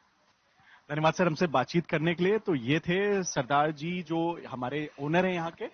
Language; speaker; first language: Hindi; native; Hindi